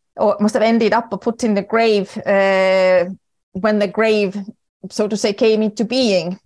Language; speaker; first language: English; non-native, fluent; Estonian